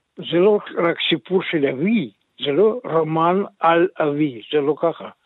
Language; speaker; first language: Hebrew; non-native, fluent; Russian